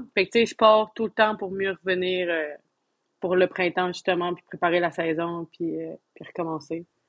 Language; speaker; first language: French; native; French